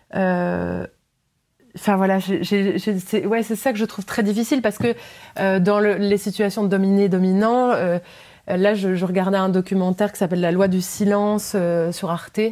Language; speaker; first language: French; native; French